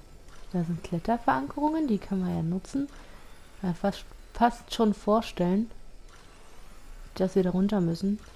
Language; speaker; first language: German; native; German